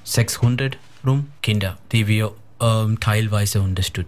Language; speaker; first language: German; non-native, fluent; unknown